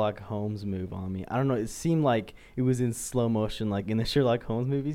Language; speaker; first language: English; native; English